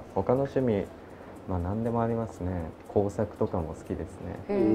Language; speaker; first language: Japanese; native; Japanese